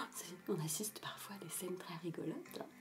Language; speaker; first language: French; native; French